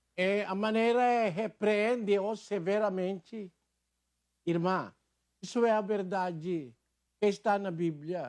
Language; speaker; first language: Portuguese; non-native, learner; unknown